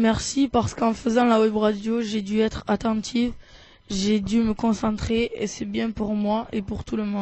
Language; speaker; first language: French; native; French